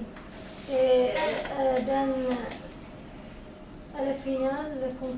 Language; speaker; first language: French; non-native, learner; Arabic